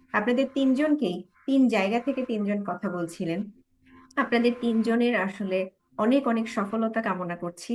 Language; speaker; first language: Bangla; native; Bangla